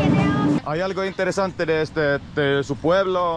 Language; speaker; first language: Spanish; non-native, learner; Finnish